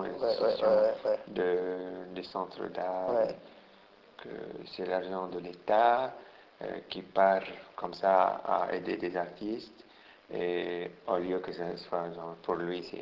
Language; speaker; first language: French; non-native, local second language; Arabic